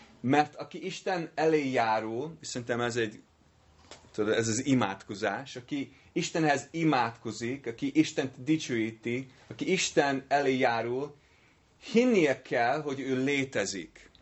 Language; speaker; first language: Hungarian; non-native, learner; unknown